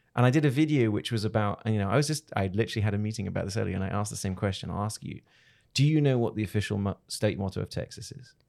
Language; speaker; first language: English; native; English